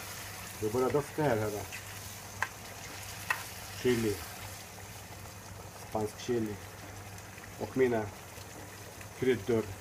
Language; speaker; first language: Swedish; non-native, fluent; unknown